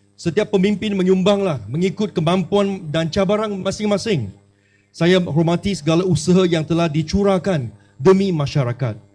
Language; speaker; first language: Malay; non-native, local second language; Chinese